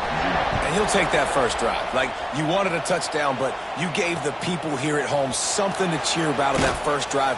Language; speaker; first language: English; native; English